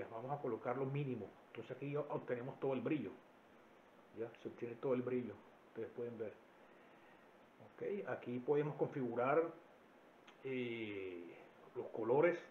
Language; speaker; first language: Spanish; native; Spanish